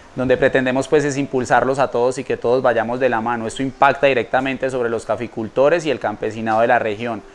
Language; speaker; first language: Spanish; native; Spanish